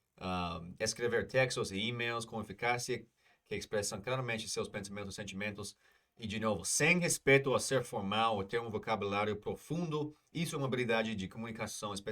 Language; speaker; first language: Portuguese; non-native, fluent; English